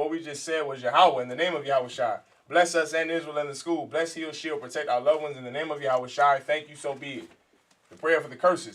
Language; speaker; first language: English; native; English